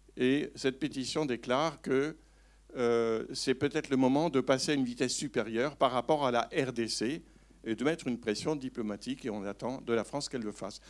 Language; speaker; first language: French; native; French